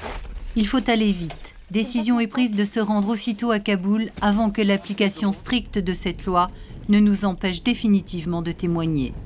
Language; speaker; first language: French; native; French